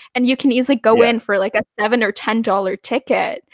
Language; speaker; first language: English; non-native, fluent; Punjabi